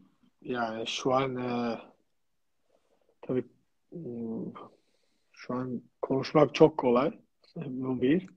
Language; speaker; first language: Turkish; non-native, fluent; Georgian